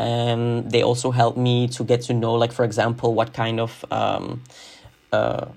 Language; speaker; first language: English; non-native, fluent; Dutch